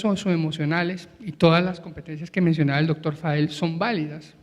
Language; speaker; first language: Spanish; native; Spanish